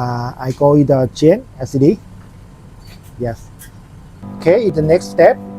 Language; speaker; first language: English; non-native, learner; Thai